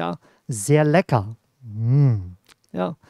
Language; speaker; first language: German; non-native, fluent; Cantonese